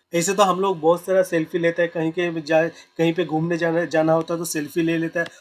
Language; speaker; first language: Hindi; non-native, local second language; Assamese